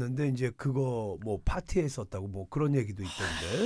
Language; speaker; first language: Korean; native; Korean